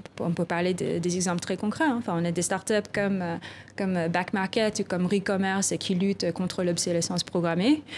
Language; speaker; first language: French; non-native, fluent; Filipino